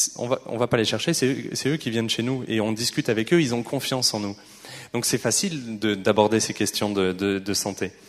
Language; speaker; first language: French; native; French